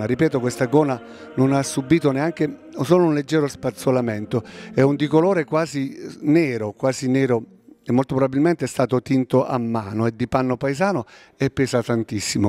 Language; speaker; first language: Italian; native; Italian